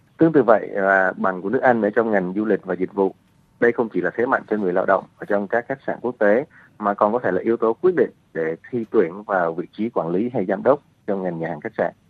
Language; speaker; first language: Vietnamese; native; Vietnamese